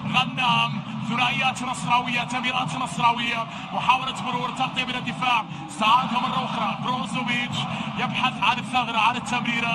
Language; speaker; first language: Arabic; native; Arabic